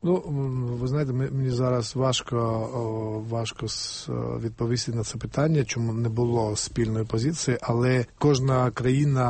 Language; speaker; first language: Ukrainian; non-native, fluent; Georgian